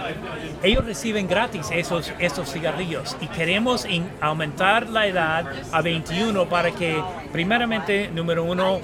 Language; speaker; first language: Spanish; non-native, fluent; English